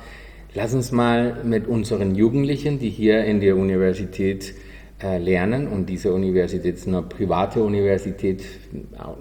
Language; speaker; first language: German; non-native, learner; Spanish